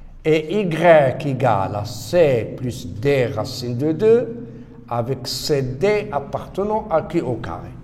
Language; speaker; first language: French; non-native, local second language; Arabic